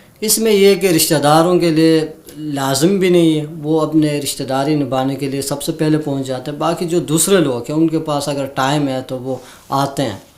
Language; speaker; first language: Urdu; non-native, local second language; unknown